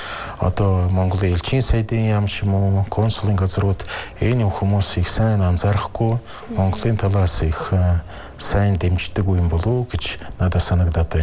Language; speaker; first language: Mongolian; non-native, fluent; Russian